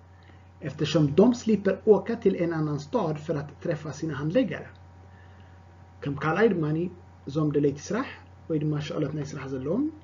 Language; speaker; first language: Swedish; non-native, fluent; Tigrinya